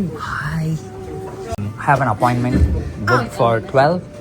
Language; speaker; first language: English; non-native, learner; Tamil